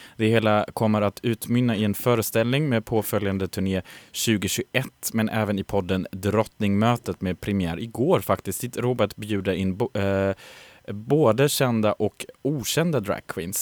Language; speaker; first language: Swedish; native; Swedish